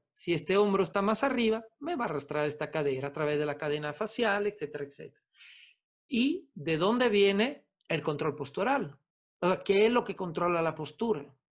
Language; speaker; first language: Spanish; non-native, fluent; Italian